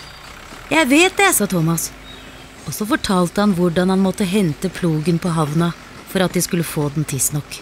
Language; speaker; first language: Norwegian; native; Norwegian